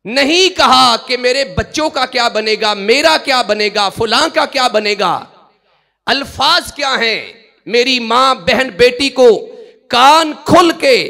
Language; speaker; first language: Urdu; non-native, local second language; Punjabi